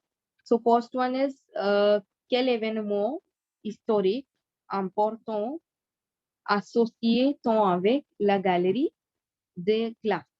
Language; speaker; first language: French; non-native, learner; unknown